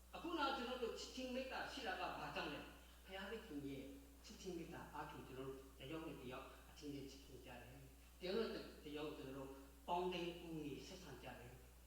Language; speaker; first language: Burmese; non-native, local second language; Hakha Chin